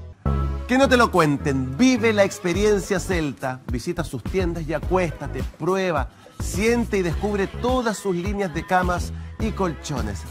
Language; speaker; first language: Spanish; native; Spanish